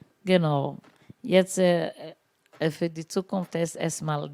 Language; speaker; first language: German; non-native, learner; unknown